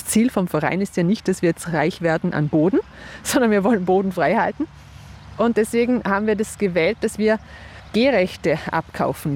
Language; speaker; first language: German; native; German